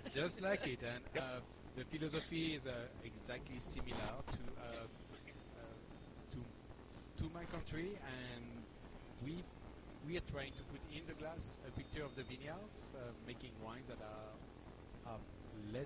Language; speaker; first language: English; non-native, fluent; French